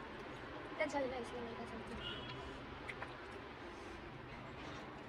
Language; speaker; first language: Hindi; non-native, local second language; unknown